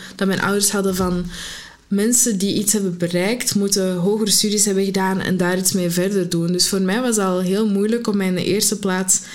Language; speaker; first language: Dutch; early bilingual, other home language; Arabic